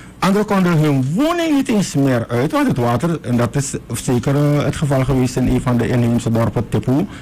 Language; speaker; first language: Dutch; native; Dutch